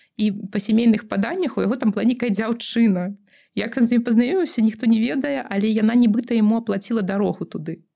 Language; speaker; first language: Belarusian; non-native, local second language; Russian